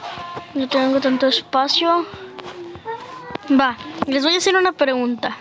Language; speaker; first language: Spanish; native; Spanish